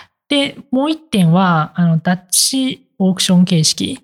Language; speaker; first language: Japanese; non-native, fluent; Chinese